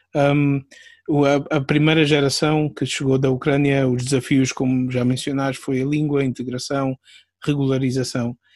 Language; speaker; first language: Portuguese; native; Portuguese